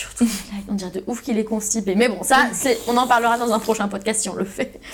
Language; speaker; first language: French; native; French